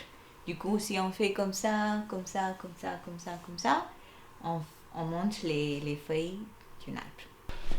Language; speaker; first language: French; non-native, fluent; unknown